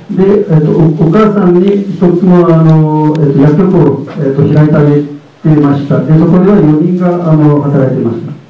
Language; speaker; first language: Japanese; non-native, fluent; Uyghur